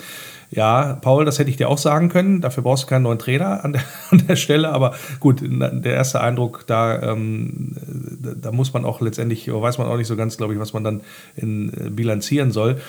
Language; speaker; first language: German; native; German